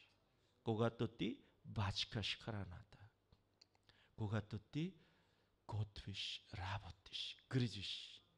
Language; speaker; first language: Bulgarian; non-native, learner; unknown